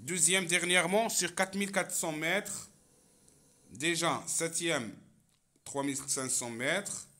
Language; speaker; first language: French; non-native, local second language; Arabic